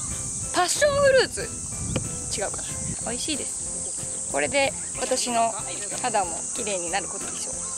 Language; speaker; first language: Japanese; native; Japanese